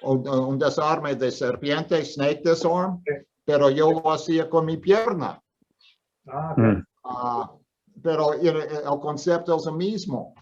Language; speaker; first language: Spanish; non-native, fluent; English